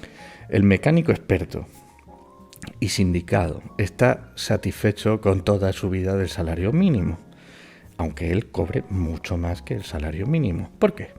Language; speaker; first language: Spanish; native; Spanish